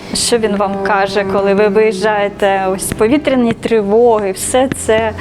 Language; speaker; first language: Ukrainian; native; Ukrainian